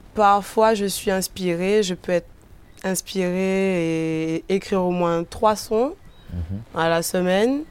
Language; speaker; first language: French; native; French